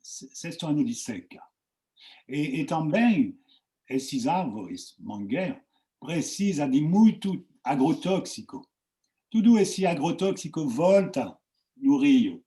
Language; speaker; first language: Portuguese; non-native, fluent; French